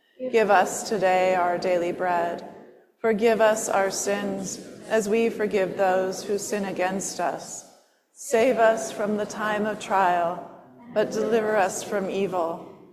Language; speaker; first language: English; native; English